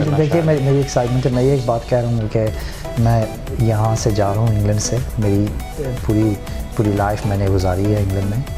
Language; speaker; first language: Hindi; early bilingual, heritage; Hindi